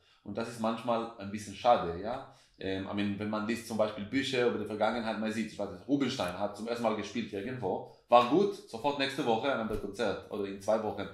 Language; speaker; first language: German; non-native, fluent; Hebrew